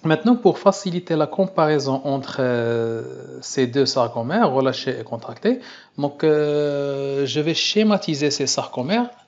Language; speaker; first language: French; non-native, local second language; Arabic